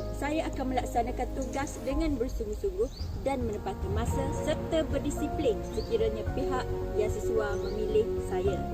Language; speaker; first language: Malay; native; Malay